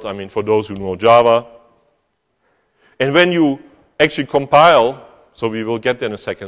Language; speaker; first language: English; non-native, fluent; German